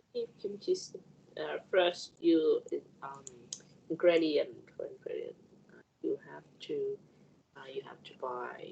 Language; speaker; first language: English; non-native, learner; Vietnamese